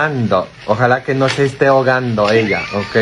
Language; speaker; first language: Spanish; non-native, fluent; Polish